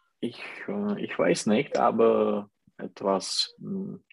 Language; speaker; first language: German; non-native, learner; Czech